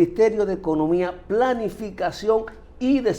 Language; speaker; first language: Spanish; native; Spanish